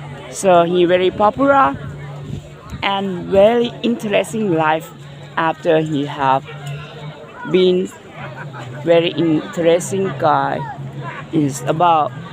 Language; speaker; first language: English; non-native, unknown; Thai